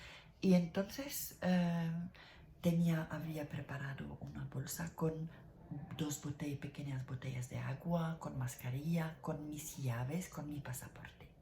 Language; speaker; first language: Spanish; non-native, learner; French